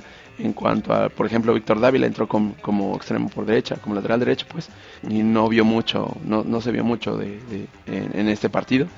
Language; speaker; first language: Spanish; native; Spanish